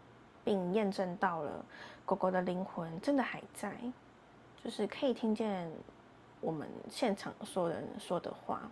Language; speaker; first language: Chinese; native; Chinese